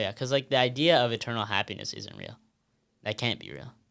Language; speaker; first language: English; native; English